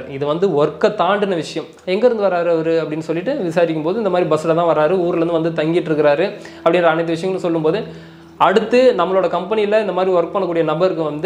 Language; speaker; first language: Tamil; native; Tamil